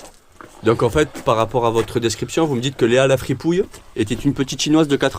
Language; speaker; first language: French; native; French